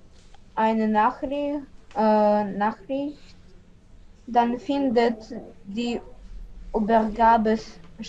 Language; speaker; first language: German; non-native, learner; Russian